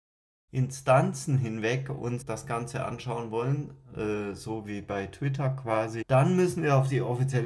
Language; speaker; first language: German; native; German